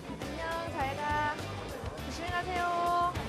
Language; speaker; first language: Korean; native; Korean